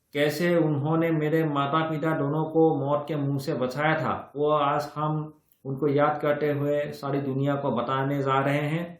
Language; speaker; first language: Hindi; non-native, local second language; Assamese